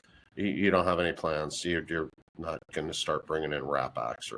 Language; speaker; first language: English; native; English